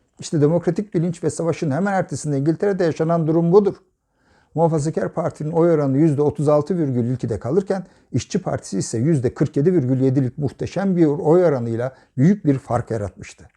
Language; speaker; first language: Turkish; native; Turkish